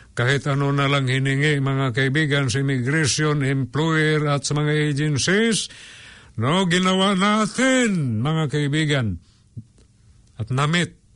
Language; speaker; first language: Filipino; non-native, local second language; Cebuano